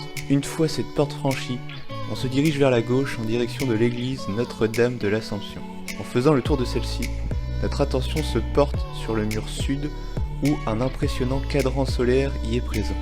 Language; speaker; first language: French; native; French